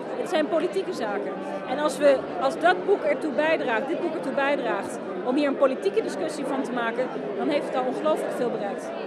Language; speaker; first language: Dutch; non-native, fluent; Persian